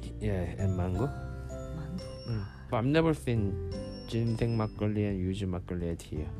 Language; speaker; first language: English; non-native, learner; Korean